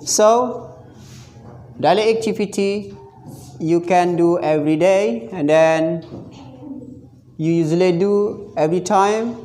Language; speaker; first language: English; non-native, fluent; Indonesian